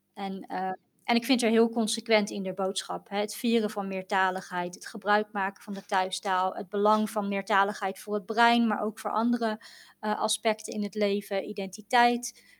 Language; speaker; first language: Dutch; native; Dutch